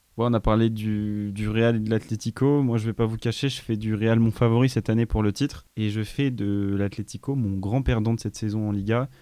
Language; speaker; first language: French; native; French